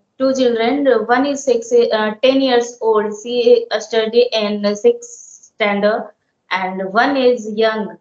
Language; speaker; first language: English; non-native, learner; Hindi